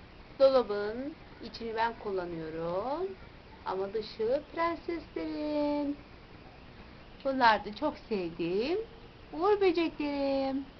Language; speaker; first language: Turkish; native; Turkish